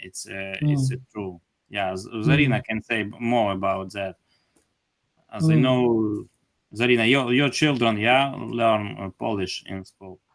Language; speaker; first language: English; non-native, learner; Ukrainian